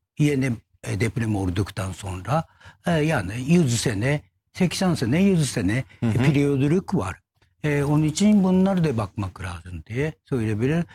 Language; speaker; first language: Turkish; non-native, learner; Japanese